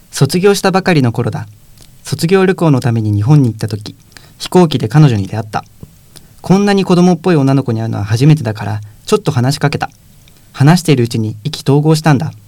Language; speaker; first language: Japanese; native; Japanese